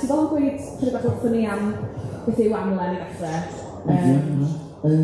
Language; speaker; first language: Welsh; native; Welsh